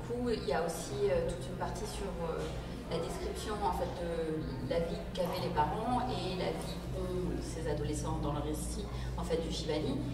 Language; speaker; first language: French; native; French